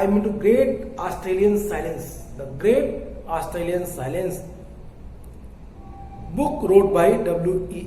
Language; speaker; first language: English; non-native, local second language; Hindi